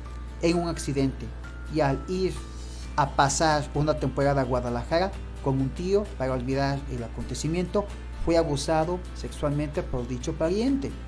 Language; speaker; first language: Spanish; native; Spanish